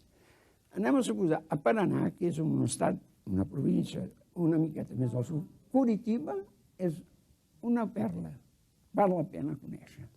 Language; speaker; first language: Catalan; early bilingual, heritage; Catalan